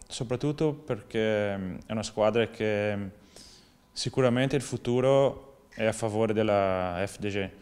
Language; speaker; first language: Italian; non-native, fluent; Portuguese